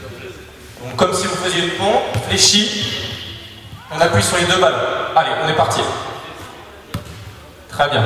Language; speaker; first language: French; native; French